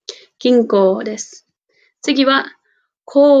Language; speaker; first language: Japanese; non-native, fluent; English